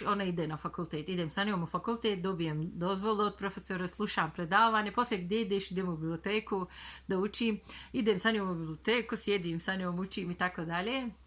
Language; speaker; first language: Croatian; non-native, fluent; Turkish